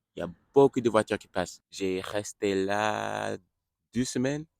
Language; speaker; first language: French; non-native, learner; English